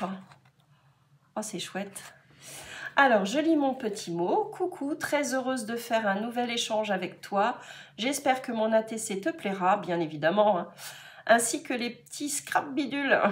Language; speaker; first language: French; native; French